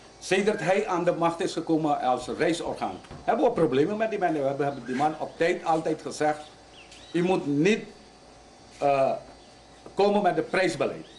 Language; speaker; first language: Dutch; native; Dutch